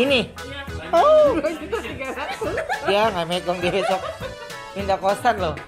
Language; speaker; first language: Indonesian; native; Indonesian